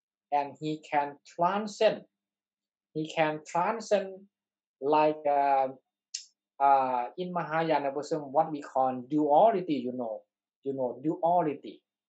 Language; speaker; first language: English; non-native, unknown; Thai